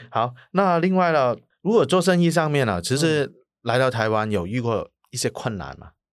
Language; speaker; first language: Chinese; non-native, local second language; Cantonese